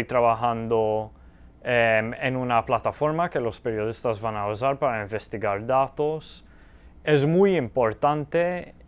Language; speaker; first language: Spanish; early bilingual, heritage; Spanish